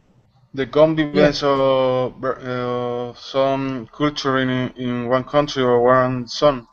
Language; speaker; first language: English; non-native, learner; Spanish